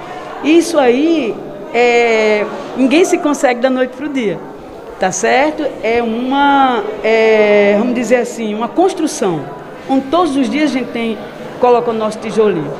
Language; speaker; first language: Portuguese; native; Portuguese